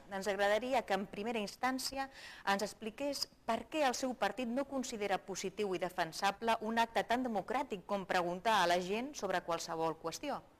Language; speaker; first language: Catalan; native; Catalan